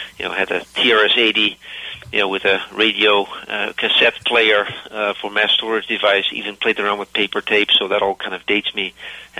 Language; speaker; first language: English; native; English